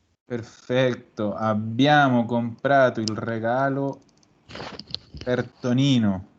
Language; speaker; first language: Italian; non-native, fluent; Spanish